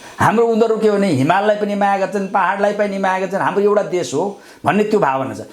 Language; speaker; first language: Nepali; native; Nepali